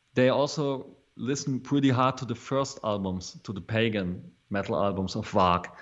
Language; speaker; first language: English; non-native, fluent; German